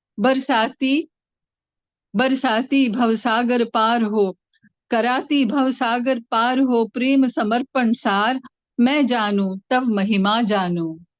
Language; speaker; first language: Hindi; non-native, local second language; Tamil